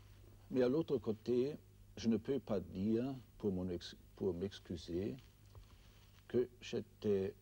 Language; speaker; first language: French; non-native, fluent; German